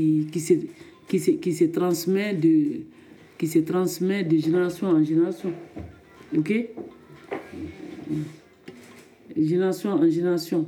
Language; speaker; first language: French; non-native, local second language; Soninke